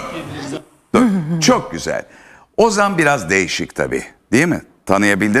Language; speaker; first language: Turkish; native; Turkish